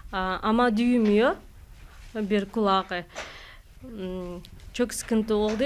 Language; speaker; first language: Turkish; non-native, learner; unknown